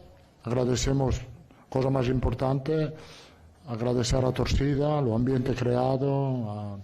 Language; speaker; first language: Portuguese; non-native, learner; Italian